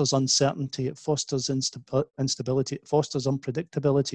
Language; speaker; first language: English; native; English